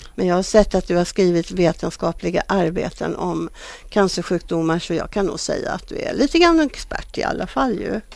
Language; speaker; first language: Swedish; native; Swedish